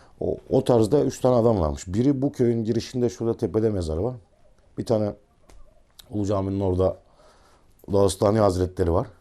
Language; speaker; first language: Turkish; native; Turkish